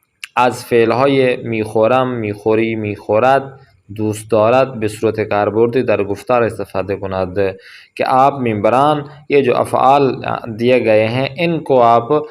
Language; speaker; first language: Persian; non-native, fluent; Urdu